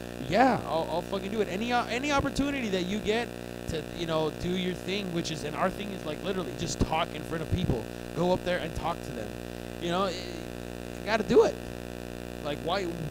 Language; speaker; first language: English; early bilingual, other home language; Spanish